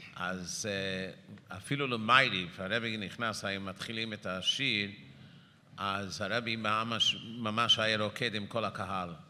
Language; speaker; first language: Hebrew; early bilingual, heritage; Yiddish